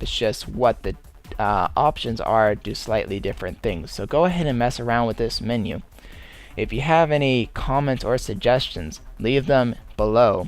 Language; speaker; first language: English; native; English